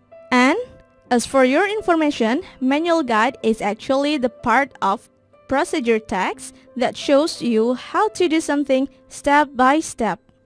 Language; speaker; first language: English; non-native, fluent; Indonesian